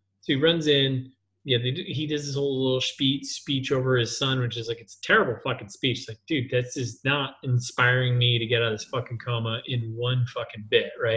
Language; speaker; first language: English; native; English